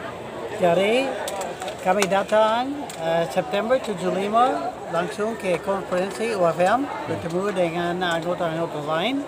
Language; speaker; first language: Indonesian; non-native, fluent; English